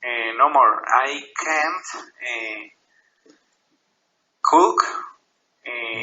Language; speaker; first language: English; non-native, learner; Spanish